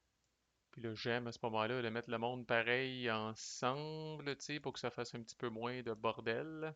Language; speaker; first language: French; native; French